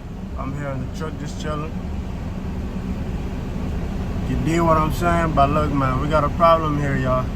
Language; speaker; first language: English; native; English